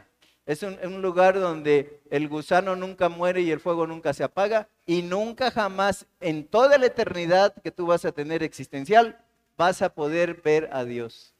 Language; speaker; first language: Spanish; native; Spanish